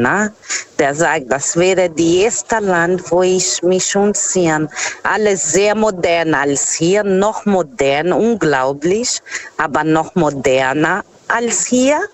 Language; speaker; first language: German; non-native, fluent; Portuguese